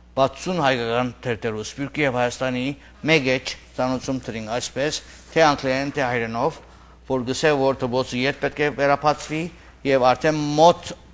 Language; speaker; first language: Armenian; early bilingual, heritage; Armenian